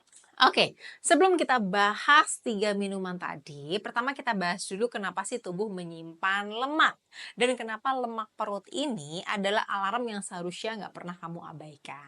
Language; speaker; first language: Indonesian; native; Indonesian